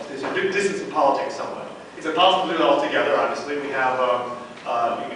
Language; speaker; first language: English; native; English